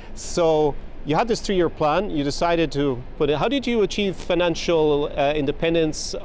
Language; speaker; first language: English; native; English